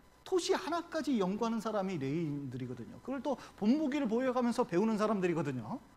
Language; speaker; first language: Korean; native; Korean